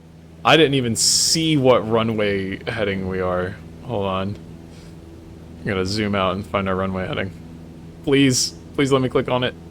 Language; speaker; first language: English; native; English